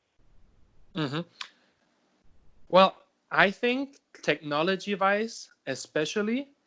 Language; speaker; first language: English; non-native, fluent; German